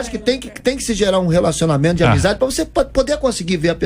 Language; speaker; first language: Portuguese; native; Portuguese